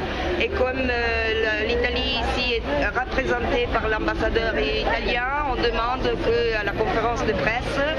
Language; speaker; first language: French; non-native, fluent; Italian